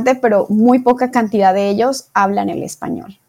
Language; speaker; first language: Spanish; native; Spanish